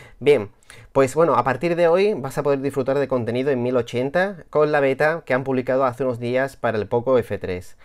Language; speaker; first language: Spanish; native; Spanish